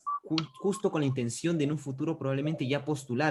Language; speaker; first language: Spanish; native; Spanish